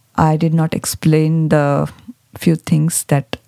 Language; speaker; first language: English; non-native, local second language; Marathi